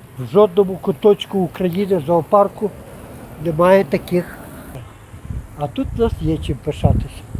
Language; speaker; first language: Ukrainian; native; Ukrainian